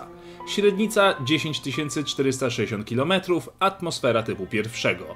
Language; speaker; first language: Polish; native; Polish